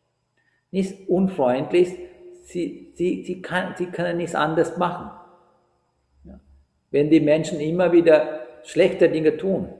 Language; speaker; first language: German; non-native, fluent; Sinhala